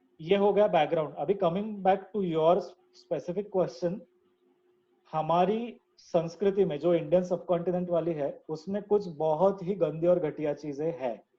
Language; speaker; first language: Hindi; non-native, local second language; Marathi